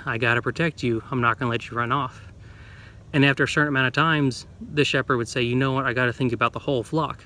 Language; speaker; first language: English; native; English